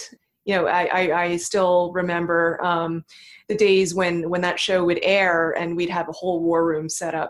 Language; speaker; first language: English; native; English